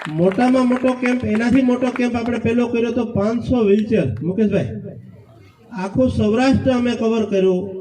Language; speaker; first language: Gujarati; native; Gujarati